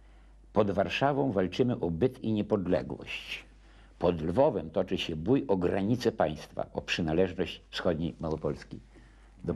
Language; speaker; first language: Polish; native; Polish